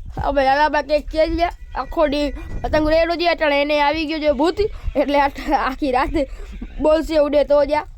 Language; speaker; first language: Gujarati; non-native, local second language; Kachhi